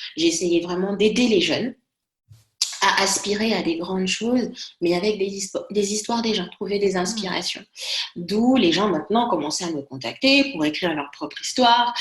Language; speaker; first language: French; non-native, local second language; Lingala